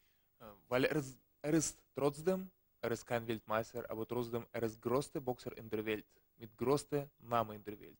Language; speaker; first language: German; non-native, learner; Russian